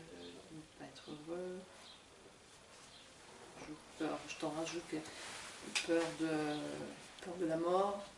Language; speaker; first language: French; native; French